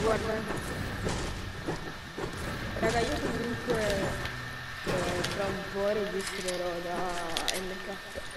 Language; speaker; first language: Italian; native; Italian